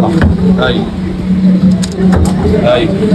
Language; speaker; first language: Arabic; native; Arabic